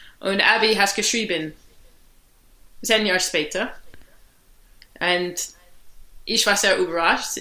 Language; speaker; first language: German; non-native, learner; English